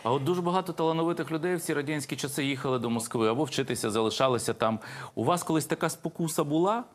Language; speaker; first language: Ukrainian; native; Ukrainian